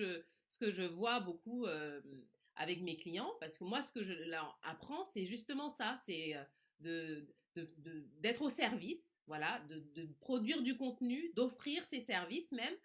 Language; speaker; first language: French; native; French